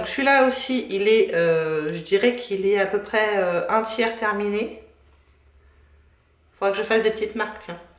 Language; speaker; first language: French; native; French